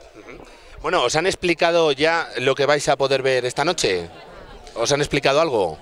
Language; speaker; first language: Spanish; native; Spanish